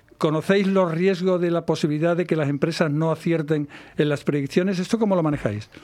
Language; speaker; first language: Spanish; native; Spanish